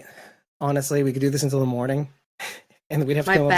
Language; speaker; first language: English; native; English